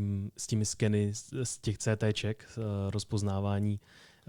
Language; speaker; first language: Czech; native; Czech